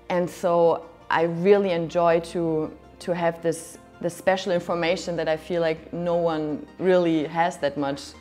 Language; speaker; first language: English; non-native, fluent; German